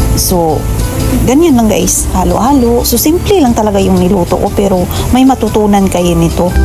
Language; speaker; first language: Filipino; non-native, local second language; Cebuano